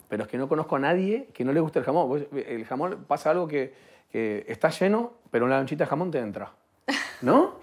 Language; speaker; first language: Spanish; native; Spanish